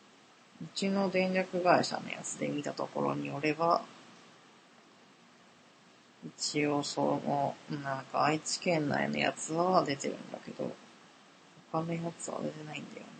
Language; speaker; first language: Japanese; native; Japanese